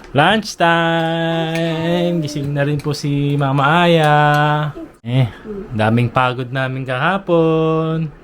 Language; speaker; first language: Filipino; native; Filipino